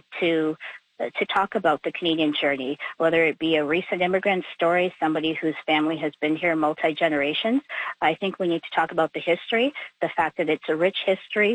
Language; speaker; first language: English; native; English